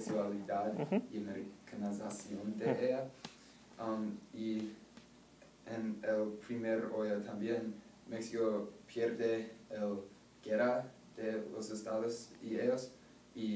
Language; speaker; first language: Spanish; non-native, learner; English